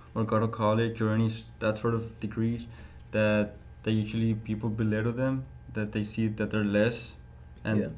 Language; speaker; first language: English; early bilingual, other home language; Spanish